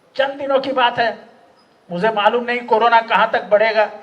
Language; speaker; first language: Hindi; non-native, local second language; Marathi